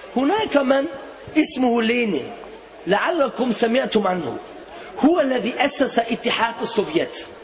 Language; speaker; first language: Arabic; non-native, fluent; German